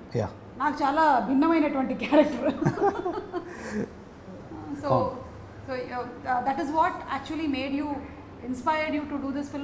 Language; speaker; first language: Telugu; native; Telugu